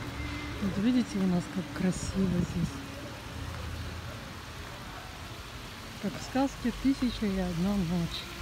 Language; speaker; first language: Russian; native; Russian